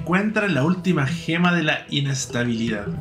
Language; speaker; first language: Spanish; native; Spanish